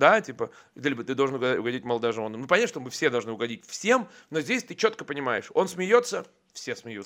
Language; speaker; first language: Russian; native; Russian